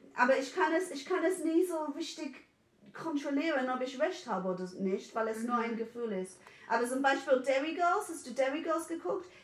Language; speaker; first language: German; non-native, fluent; English